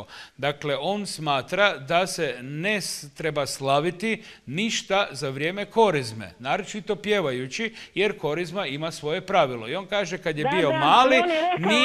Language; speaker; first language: Serbian; native; Serbian